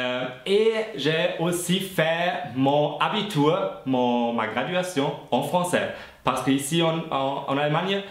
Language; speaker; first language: French; non-native, fluent; German